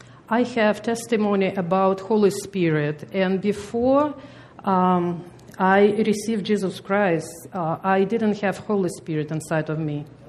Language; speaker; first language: English; non-native, fluent; Russian